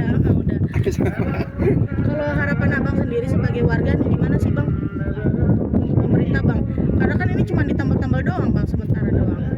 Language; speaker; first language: Indonesian; native; Indonesian